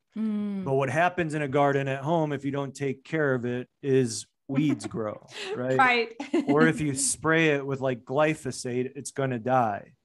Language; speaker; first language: English; native; English